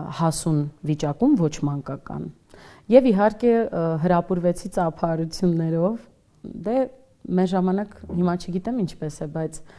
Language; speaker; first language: Armenian; native; Armenian